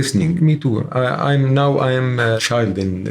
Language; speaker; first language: English; non-native, learner; Arabic